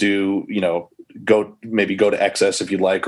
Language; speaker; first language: English; native; English